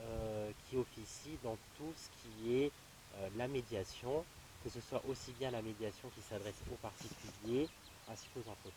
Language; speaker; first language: French; native; French